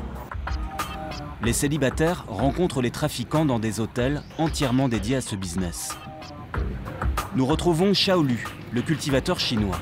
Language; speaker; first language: French; native; French